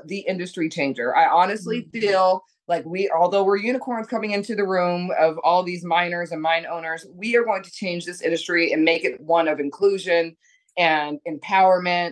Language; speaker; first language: English; native; English